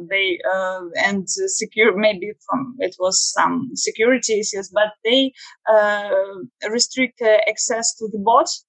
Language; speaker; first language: English; non-native, learner; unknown